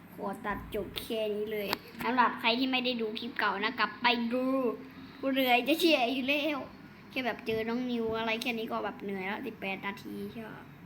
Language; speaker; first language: Thai; native; Thai